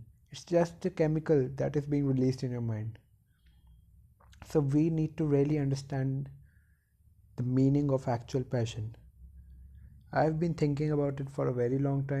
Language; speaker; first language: English; non-native, local second language; Hindi